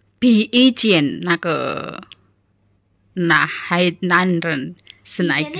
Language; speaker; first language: Chinese; non-native, fluent; Indonesian